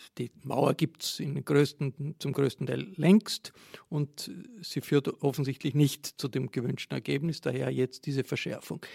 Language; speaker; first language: German; native; German